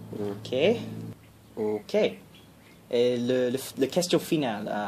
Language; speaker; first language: French; non-native, learner; English